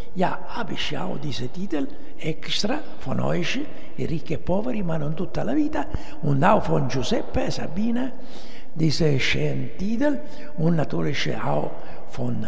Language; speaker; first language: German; non-native, learner; Italian